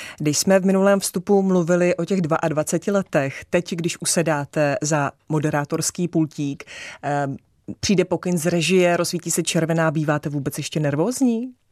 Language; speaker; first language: Czech; native; Czech